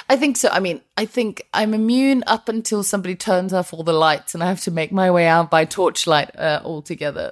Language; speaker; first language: English; non-native, fluent; Icelandic